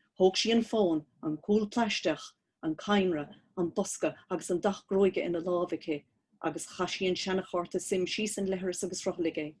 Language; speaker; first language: Irish; native; Irish